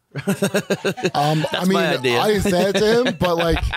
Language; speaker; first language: English; native; English